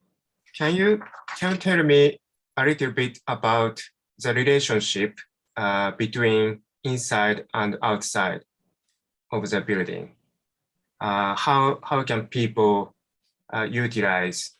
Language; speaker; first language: English; non-native, fluent; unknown